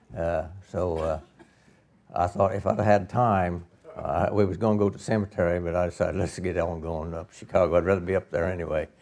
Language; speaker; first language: English; native; English